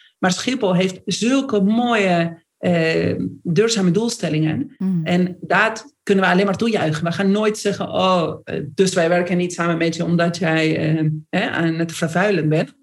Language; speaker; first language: Dutch; non-native, fluent; Spanish